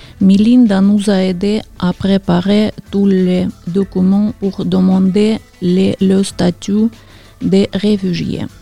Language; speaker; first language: French; non-native, learner; Ukrainian